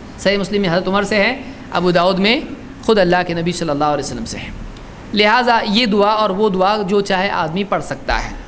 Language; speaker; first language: Urdu; native; Urdu